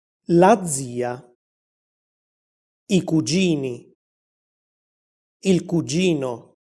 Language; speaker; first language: Italian; native; Italian